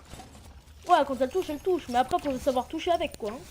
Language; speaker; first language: French; native; French